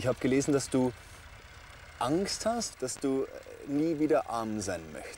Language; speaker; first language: German; native; German